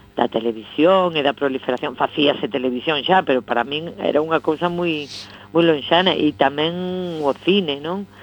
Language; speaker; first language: Galician; non-native, local second language; Spanish